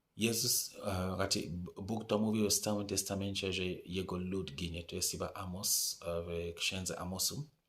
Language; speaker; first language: Polish; non-native, fluent; French